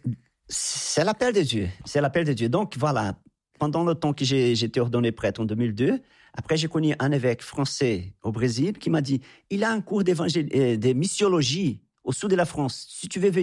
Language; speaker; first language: French; non-native, fluent; Portuguese